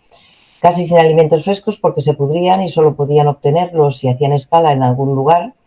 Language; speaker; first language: Spanish; native; Spanish